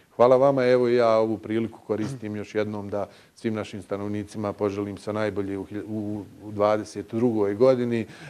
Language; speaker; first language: Serbian; native; Serbian